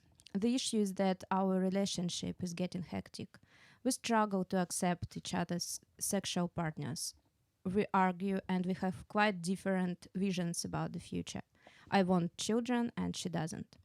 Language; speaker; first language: English; non-native, fluent; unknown